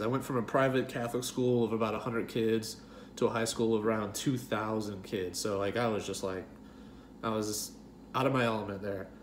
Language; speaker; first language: English; native; English